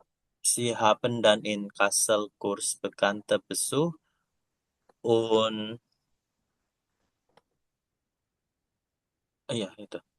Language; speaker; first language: German; non-native, learner; Indonesian